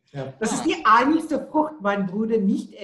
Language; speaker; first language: German; non-native, learner; Afrikaans